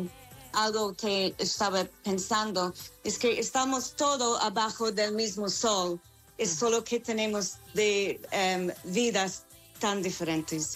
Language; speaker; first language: Spanish; non-native, fluent; English